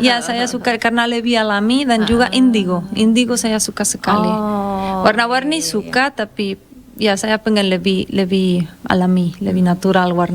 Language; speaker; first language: Indonesian; non-native, fluent; Spanish